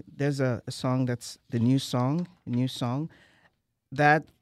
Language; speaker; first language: English; non-native, local second language; Igbo